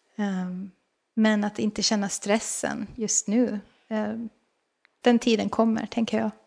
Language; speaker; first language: Swedish; native; Swedish